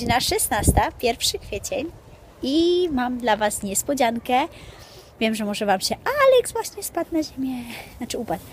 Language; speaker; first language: Polish; early bilingual, heritage; Polish